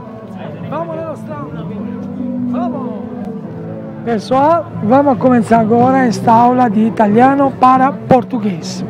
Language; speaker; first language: Portuguese; non-native, learner; Italian